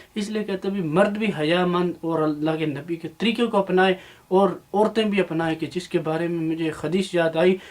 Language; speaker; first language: Urdu; non-native, local second language; Punjabi